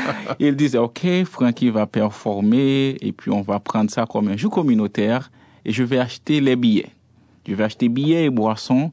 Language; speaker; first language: French; non-native, local second language; Haitian Creole